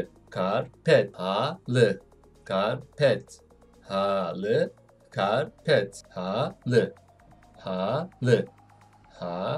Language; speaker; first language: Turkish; non-native, fluent; Indonesian